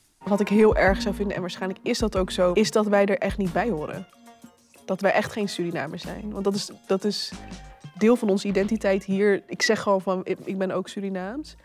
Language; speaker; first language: Dutch; native; Dutch